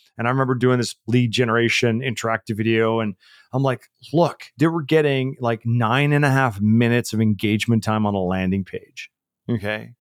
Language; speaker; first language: English; early bilingual, other home language; Czech